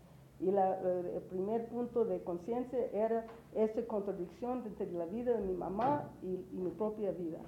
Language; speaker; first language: Spanish; early bilingual, heritage; English